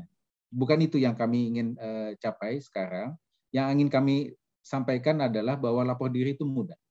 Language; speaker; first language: Indonesian; native; Indonesian